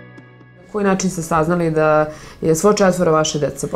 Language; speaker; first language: Serbian; native; Serbian